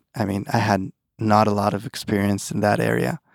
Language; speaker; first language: English; early bilingual, other home language; Hebrew